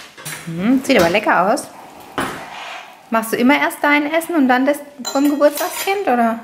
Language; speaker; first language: German; native; German